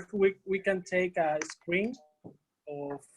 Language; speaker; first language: English; non-native, learner; Spanish